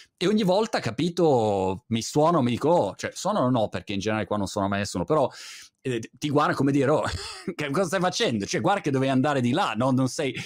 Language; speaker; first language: Italian; native; Italian